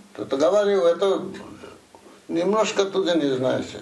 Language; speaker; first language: Russian; non-native, learner; Bangla